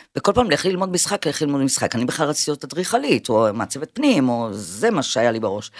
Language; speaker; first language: Hebrew; early bilingual, other home language; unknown